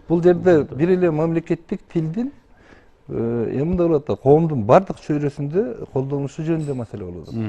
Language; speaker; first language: Kyrgyz; native; Kyrgyz